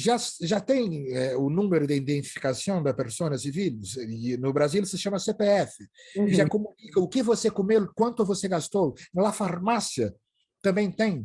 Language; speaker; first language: Portuguese; native; Portuguese